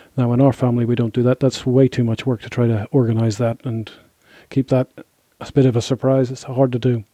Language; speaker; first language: English; native; English